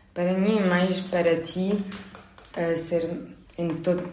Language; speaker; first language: Portuguese; non-native, learner; Spanish